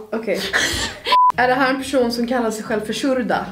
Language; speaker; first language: Swedish; native; Swedish